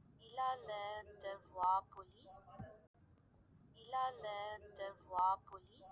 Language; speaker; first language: French; non-native, learner; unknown